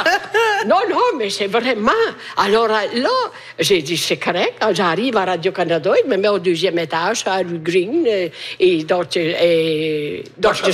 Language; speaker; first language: French; native; French